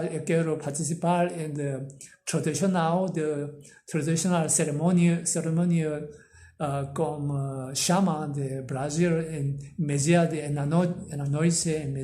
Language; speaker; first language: Portuguese; non-native, learner; Korean